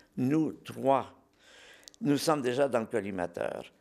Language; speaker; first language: French; native; French